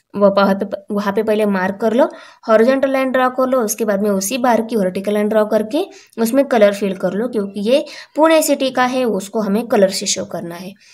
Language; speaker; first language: Hindi; non-native, local second language; Marathi